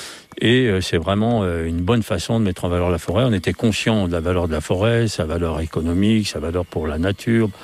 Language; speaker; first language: French; native; French